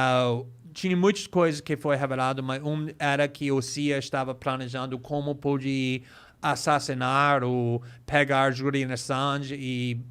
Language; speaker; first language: Portuguese; non-native, fluent; English